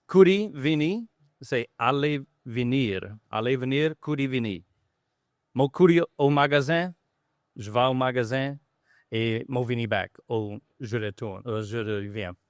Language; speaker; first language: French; non-native, local second language; English